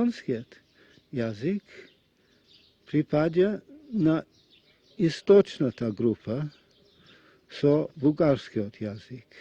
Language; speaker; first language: Macedonian; non-native, fluent; Russian